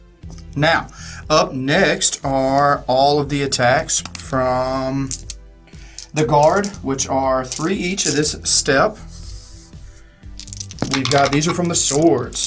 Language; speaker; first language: English; native; English